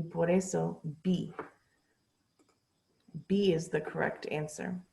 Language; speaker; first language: Spanish; non-native, learner; English